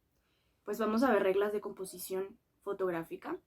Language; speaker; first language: Spanish; native; Spanish